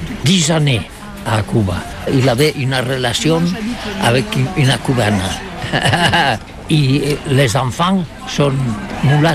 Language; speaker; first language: French; non-native, learner; Catalan